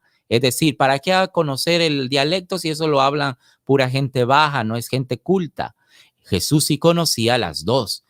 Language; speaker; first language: Spanish; native; Spanish